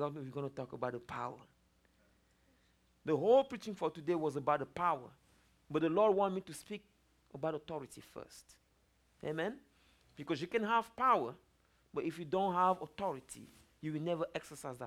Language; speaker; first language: English; non-native, local second language; French